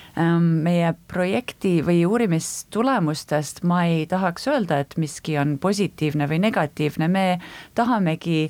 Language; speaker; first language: Estonian; early bilingual, heritage; Estonian